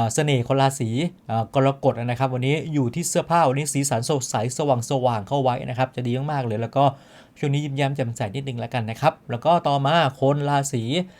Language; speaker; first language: Thai; native; Thai